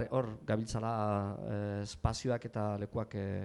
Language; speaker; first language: Basque; non-native, local second language; Spanish